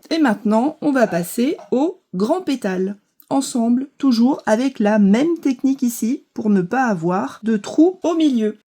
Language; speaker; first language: French; native; French